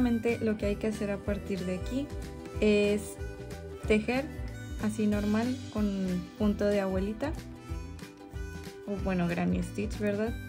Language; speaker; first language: Spanish; native; Spanish